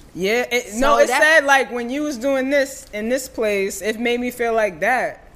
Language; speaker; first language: English; early bilingual, other home language; Yoruba